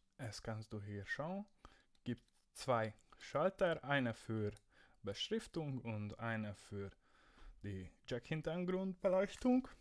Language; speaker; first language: German; non-native, learner; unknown